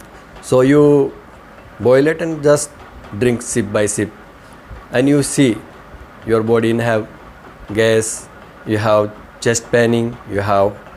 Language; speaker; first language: English; non-native, learner; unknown